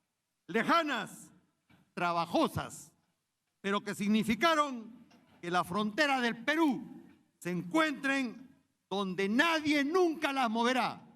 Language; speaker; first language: Spanish; native; Spanish